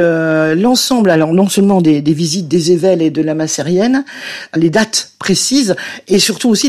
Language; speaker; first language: French; native; French